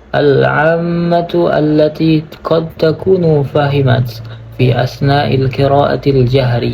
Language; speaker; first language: Arabic; non-native, learner; Indonesian